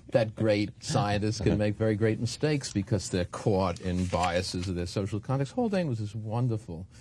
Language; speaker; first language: English; native; English